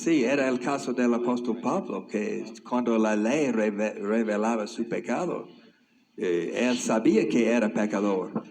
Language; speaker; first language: Spanish; non-native, fluent; English